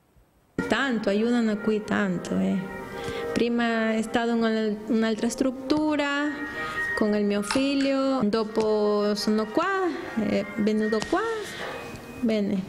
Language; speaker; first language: Italian; non-native, learner; Spanish